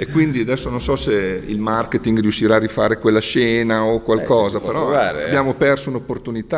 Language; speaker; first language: Italian; native; Italian